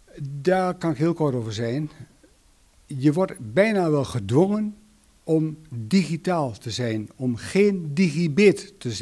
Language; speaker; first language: Dutch; native; Dutch